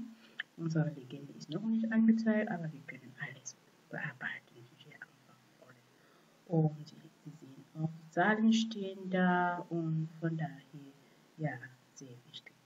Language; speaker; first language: German; non-native, fluent; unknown